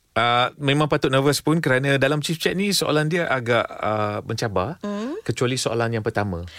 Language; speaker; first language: Malay; non-native, local second language; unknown